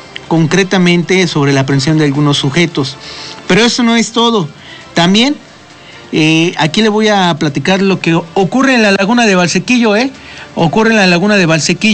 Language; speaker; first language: Spanish; native; Spanish